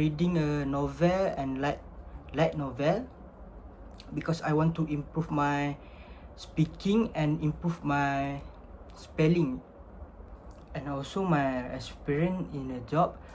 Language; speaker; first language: English; non-native, learner; Malay